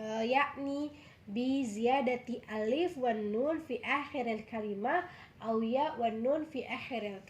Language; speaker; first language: Arabic; non-native, fluent; Indonesian